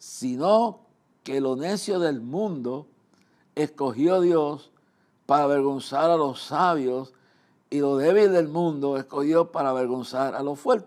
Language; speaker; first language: Spanish; native; Spanish